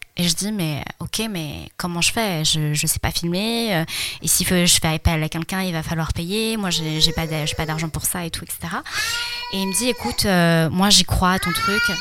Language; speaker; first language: French; early bilingual, other home language; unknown